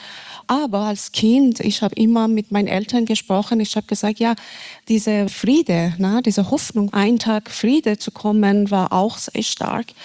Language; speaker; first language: German; non-native, learner; Persian